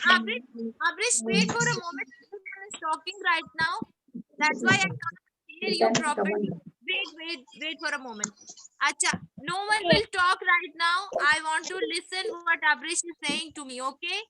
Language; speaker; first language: English; non-native, fluent; Urdu